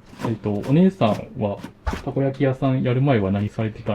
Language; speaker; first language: Japanese; native; Japanese